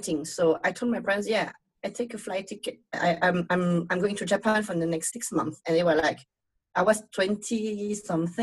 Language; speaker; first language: English; non-native, fluent; Vietnamese